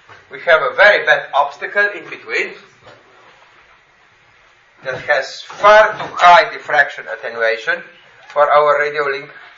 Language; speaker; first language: English; non-native, fluent; Slovenian